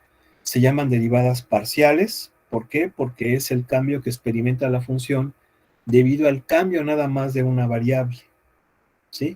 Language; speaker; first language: Spanish; native; Spanish